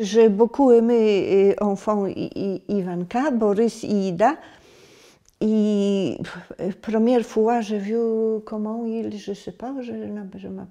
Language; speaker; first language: French; non-native, learner; Polish